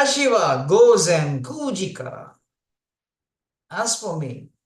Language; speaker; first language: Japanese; non-native, fluent; Tamil